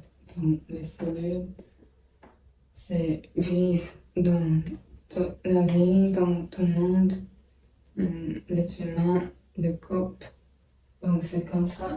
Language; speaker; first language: French; non-native, learner; Chinese